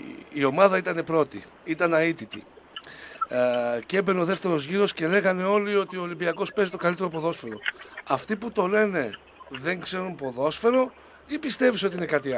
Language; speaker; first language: Greek; native; Greek